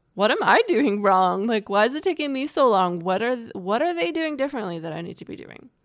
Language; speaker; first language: English; native; English